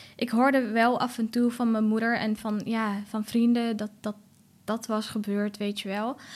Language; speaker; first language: Dutch; early bilingual, other home language; Arabic